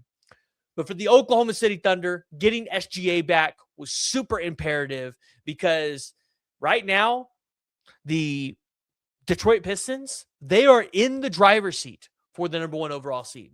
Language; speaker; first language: English; native; English